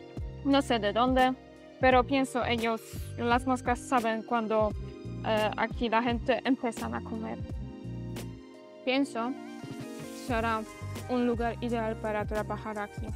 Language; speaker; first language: Spanish; non-native, fluent; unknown